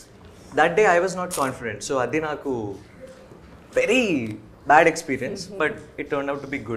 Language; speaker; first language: Telugu; native; Telugu